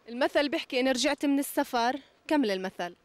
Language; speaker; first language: Arabic; native; Arabic